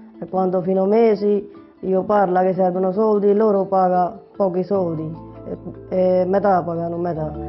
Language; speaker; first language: Italian; non-native, learner; Punjabi